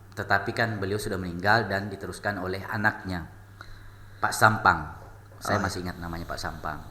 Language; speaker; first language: Indonesian; non-native, local second language; Buginese